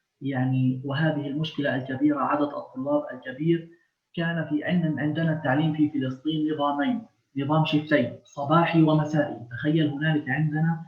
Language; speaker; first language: Arabic; native; Arabic